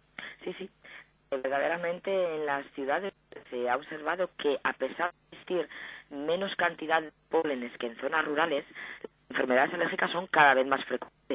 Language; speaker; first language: Spanish; native; Spanish